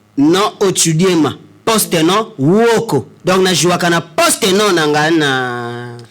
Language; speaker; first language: Lingala; native; Lingala